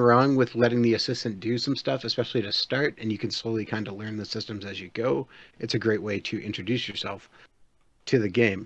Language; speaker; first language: English; native; English